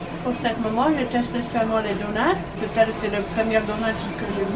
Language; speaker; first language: French; non-native, learner; Japanese